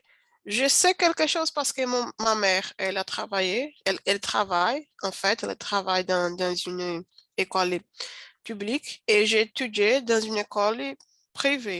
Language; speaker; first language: French; non-native, learner; Portuguese